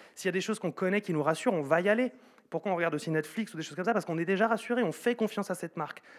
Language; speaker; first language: French; native; French